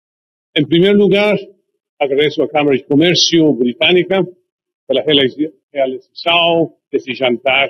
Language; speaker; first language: Portuguese; non-native, fluent; English